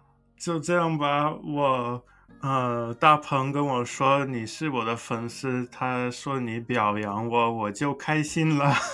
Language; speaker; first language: Chinese; non-native, learner; English